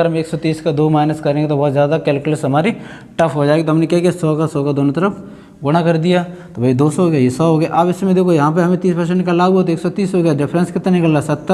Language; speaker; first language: Hindi; native; Hindi